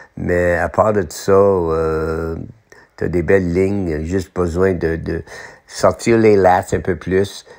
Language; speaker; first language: French; non-native, local second language; English